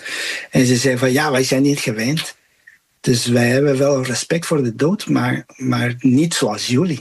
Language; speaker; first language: Dutch; non-native, fluent; Spanish